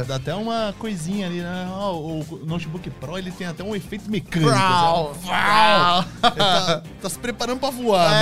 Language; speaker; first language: Portuguese; native; Portuguese